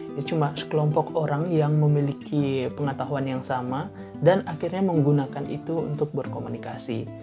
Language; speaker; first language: Indonesian; non-native, local second language; Balinese